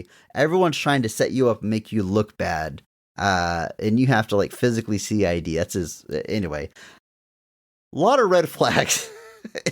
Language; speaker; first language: English; native; English